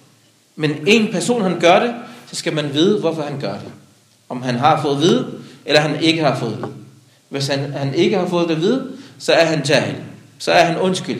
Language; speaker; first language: Danish; non-native, local second language; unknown